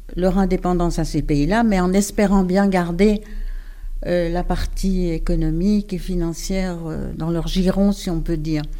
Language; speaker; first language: French; native; French